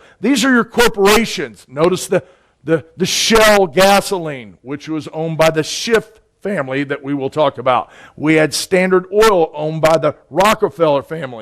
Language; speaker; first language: English; native; English